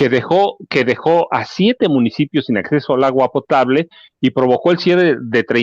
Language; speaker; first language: Spanish; native; Spanish